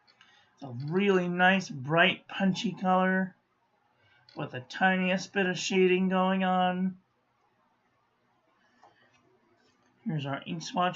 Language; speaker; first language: English; native; English